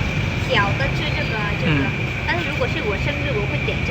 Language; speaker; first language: Chinese; non-native, learner; Vietnamese